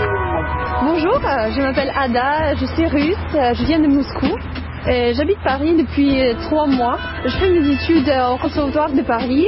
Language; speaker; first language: French; non-native, fluent; Russian